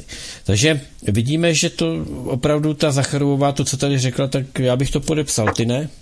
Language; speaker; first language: Czech; native; Czech